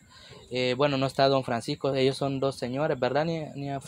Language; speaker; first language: Spanish; native; Spanish